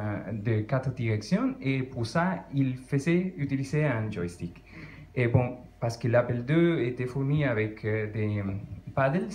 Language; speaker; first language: French; non-native, fluent; Spanish